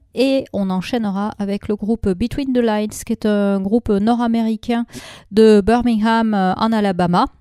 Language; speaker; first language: French; native; French